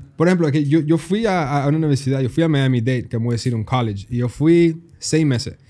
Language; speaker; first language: Spanish; early bilingual, heritage; Spanish